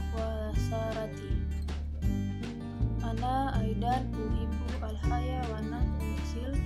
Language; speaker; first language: Arabic; non-native, learner; Indonesian